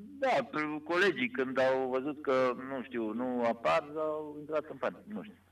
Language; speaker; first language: Romanian; non-native, local second language; Serbian